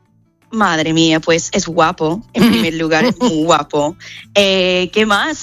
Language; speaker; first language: Spanish; non-native, fluent; English